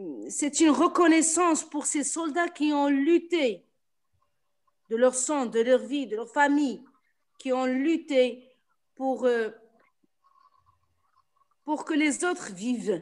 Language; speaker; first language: French; non-native, local second language; Arabic